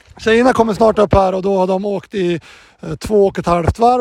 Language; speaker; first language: Swedish; native; Swedish